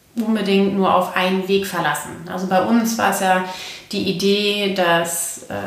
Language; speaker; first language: German; native; German